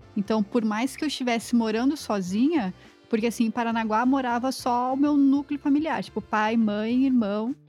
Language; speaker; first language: Portuguese; native; Portuguese